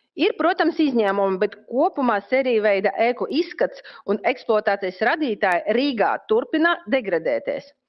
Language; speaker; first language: Latvian; non-native, local second language; Russian